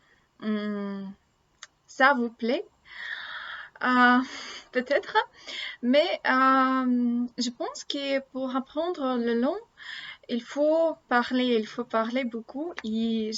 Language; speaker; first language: French; non-native, learner; Russian